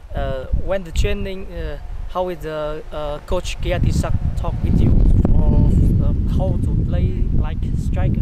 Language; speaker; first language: English; non-native, learner; Vietnamese